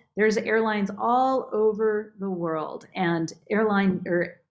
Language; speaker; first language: English; native; English